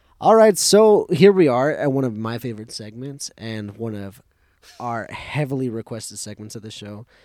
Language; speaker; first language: English; early bilingual, other home language; Spanish